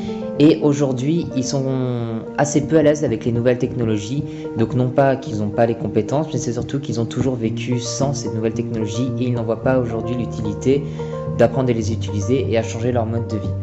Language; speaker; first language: French; native; French